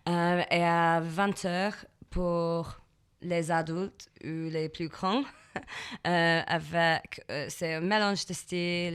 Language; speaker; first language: French; non-native, fluent; English